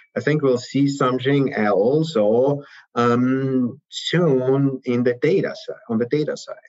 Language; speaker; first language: English; non-native, fluent; German